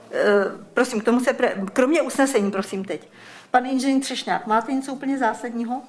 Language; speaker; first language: Czech; native; Czech